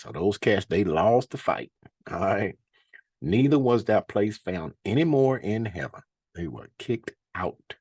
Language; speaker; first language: English; native; English